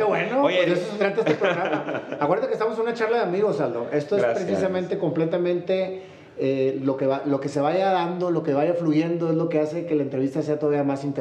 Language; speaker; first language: Spanish; native; Spanish